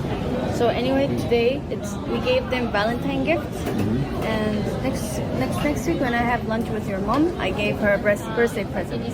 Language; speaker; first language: English; non-native, learner; Korean